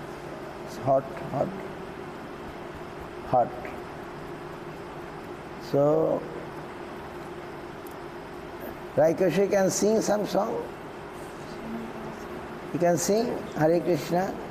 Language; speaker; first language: English; non-native, local second language; Bangla